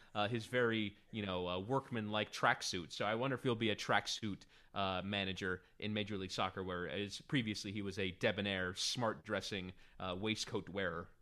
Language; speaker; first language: English; early bilingual, other home language; Spanish